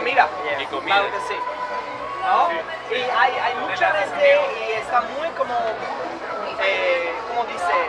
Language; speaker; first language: Spanish; non-native, learner; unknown